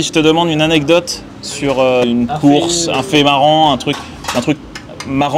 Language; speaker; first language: French; native; French